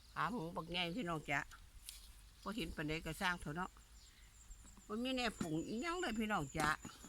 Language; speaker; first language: Thai; native; Thai